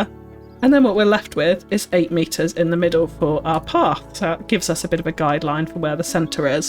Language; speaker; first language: English; native; English